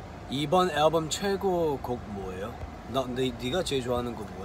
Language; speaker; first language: Korean; non-native, fluent; Cantonese